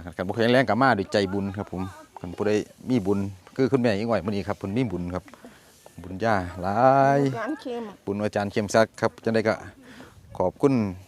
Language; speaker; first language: Thai; native; Thai